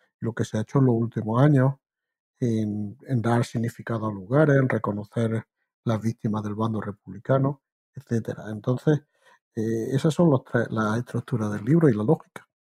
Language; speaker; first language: Spanish; native; Spanish